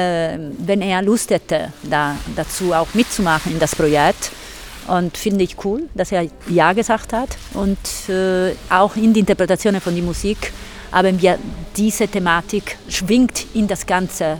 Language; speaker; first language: German; non-native, fluent; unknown